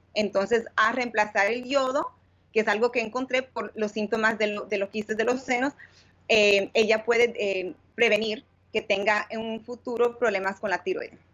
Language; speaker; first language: Spanish; early bilingual, heritage; Spanish